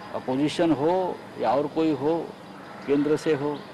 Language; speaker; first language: Hindi; non-native, local second language; Marathi